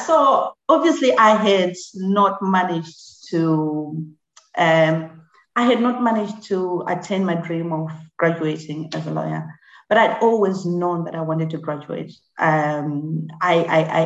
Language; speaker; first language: English; non-native, local second language; Shona